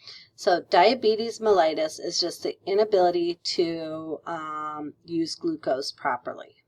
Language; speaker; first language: English; native; English